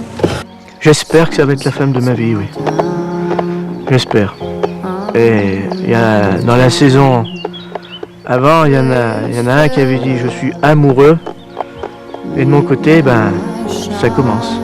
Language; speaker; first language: French; native; French